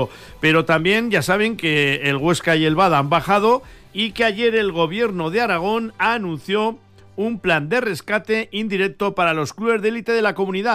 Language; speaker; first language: Spanish; native; Spanish